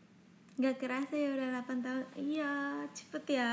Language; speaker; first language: Indonesian; non-native, fluent; Japanese